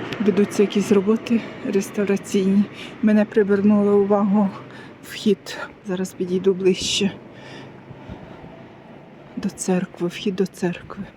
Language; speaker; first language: Ukrainian; native; Ukrainian